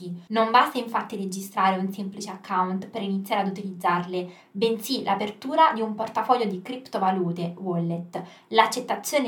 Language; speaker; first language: Italian; native; Italian